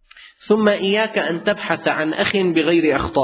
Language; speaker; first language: Arabic; native; Arabic